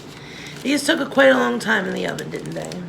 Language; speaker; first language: English; native; English